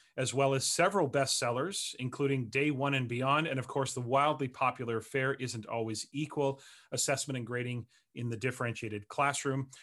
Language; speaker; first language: English; native; English